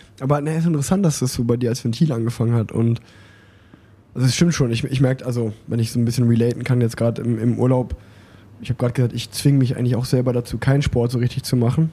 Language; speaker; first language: German; native; German